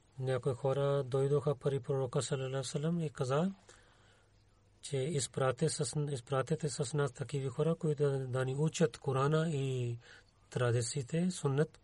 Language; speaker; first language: Bulgarian; non-native, learner; Urdu